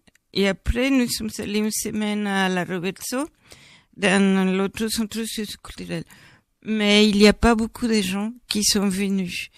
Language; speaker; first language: French; non-native, fluent; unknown